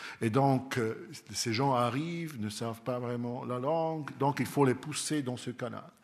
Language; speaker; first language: French; non-native, local second language; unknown